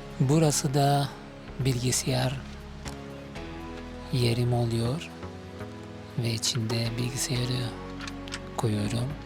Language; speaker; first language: Turkish; non-native, fluent; Arabic